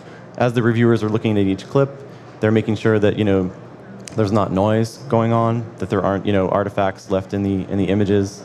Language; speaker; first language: English; native; English